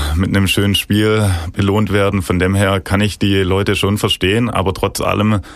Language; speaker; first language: German; native; German